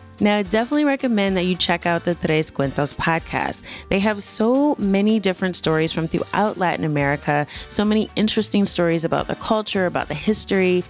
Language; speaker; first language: English; native; English